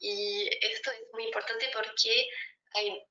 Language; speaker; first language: Spanish; non-native, fluent; French